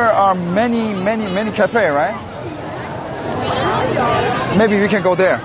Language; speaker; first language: English; non-native, learner; Korean